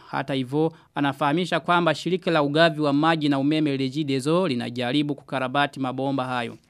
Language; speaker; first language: Swahili; non-native, local second language; Rundi